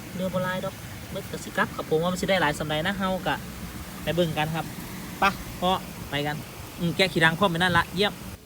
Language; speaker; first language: Thai; native; Thai